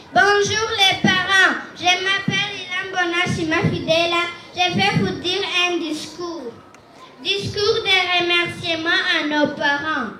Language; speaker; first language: French; non-native, local second language; Kinyarwanda